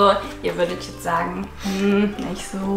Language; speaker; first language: German; native; German